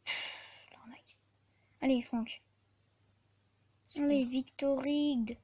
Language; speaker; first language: French; native; French